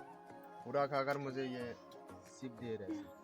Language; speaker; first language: Hindi; non-native, local second language; Chakma